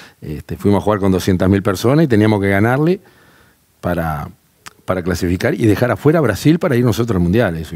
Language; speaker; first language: Spanish; native; Spanish